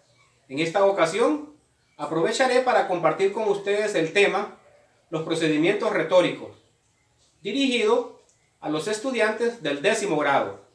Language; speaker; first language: Spanish; native; Spanish